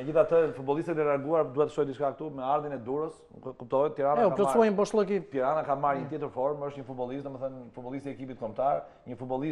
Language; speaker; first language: Albanian; native; Albanian